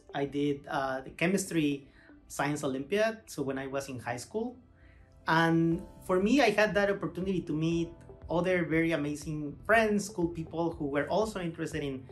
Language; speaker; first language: English; non-native, fluent; Spanish